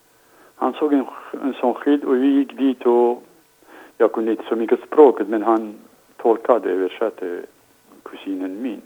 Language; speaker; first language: Swedish; non-native, fluent; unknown